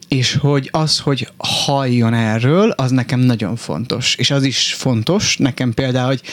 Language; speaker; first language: Hungarian; native; Hungarian